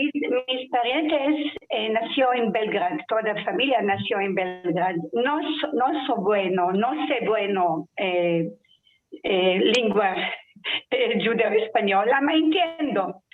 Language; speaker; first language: Spanish; non-native, learner; Serbian